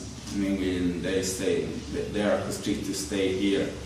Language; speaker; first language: English; non-native, learner; Italian